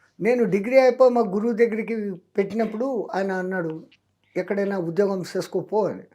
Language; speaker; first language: Telugu; non-native, local second language; Hindi